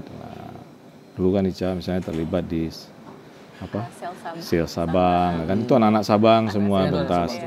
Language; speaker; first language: Indonesian; native; Indonesian